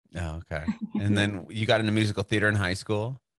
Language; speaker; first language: English; native; English